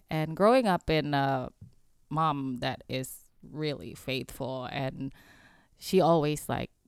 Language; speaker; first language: English; non-native, fluent; Indonesian